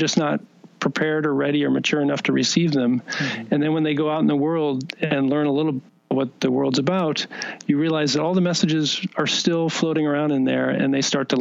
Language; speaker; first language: English; native; English